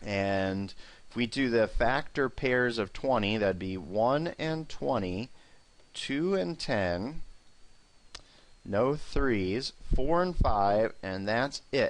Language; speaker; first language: English; native; English